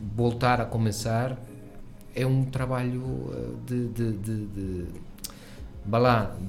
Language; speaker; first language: Portuguese; early bilingual, heritage; Spanish